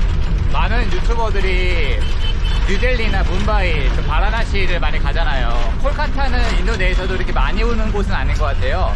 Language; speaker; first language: Korean; native; Korean